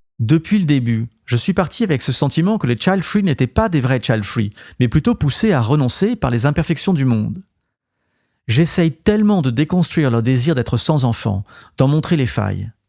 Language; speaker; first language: French; native; French